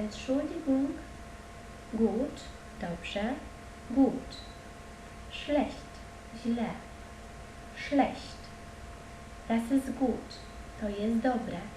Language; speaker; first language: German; non-native, learner; Polish